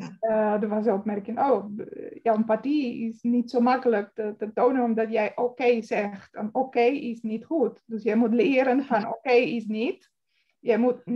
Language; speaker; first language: Dutch; non-native, fluent; Spanish